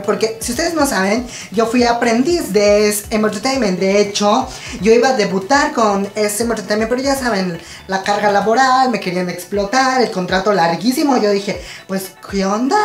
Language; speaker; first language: Spanish; native; Spanish